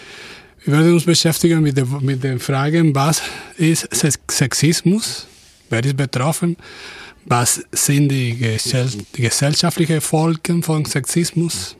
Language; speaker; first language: German; non-native, fluent; Spanish